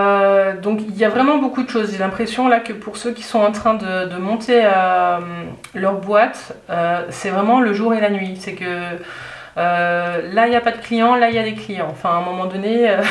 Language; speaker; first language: French; native; French